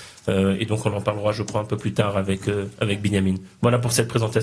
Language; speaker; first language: French; native; French